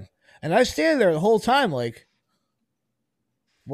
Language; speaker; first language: English; native; English